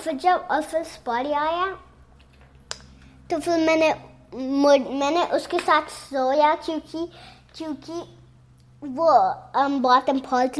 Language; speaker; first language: Hindi; early bilingual, heritage; Hindi